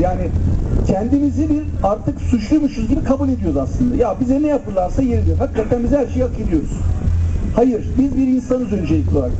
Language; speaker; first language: Turkish; native; Turkish